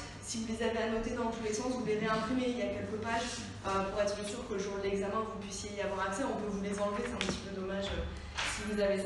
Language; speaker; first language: French; native; French